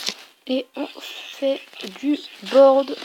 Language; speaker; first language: French; native; French